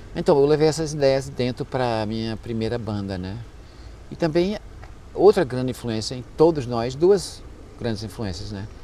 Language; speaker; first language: Portuguese; early bilingual, other home language; English